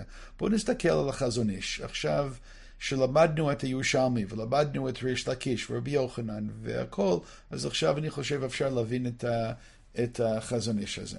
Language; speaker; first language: Hebrew; non-native, fluent; English